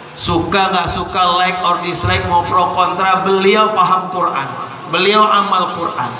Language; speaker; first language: Indonesian; non-native, local second language; Malay